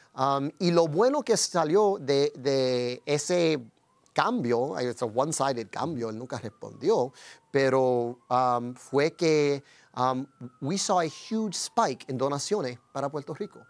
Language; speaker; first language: Spanish; early bilingual, heritage; Spanish